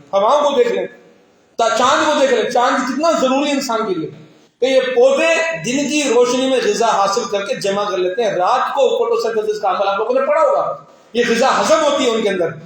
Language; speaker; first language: Urdu; non-native, local second language; Sindhi